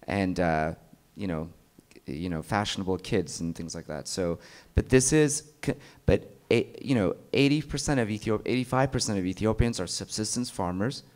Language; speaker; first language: English; early bilingual, other home language; Amharic